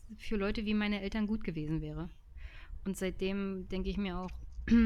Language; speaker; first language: German; native; German